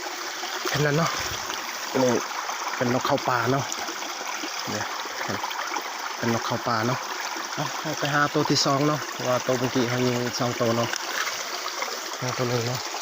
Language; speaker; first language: Thai; non-native, local second language; Northeastern Thai